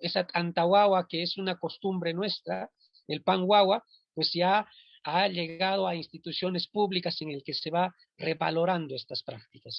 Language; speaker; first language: Spanish; non-native, local second language; Quechua